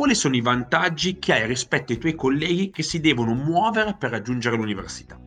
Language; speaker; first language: Italian; native; Italian